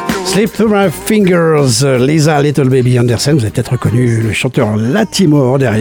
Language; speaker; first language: French; native; French